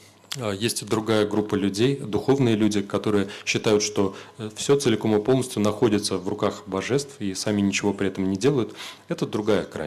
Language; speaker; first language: Russian; native; Russian